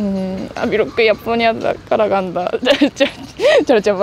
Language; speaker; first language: Kyrgyz; non-native, learner; Japanese